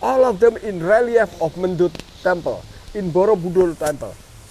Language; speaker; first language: English; non-native, learner; Indonesian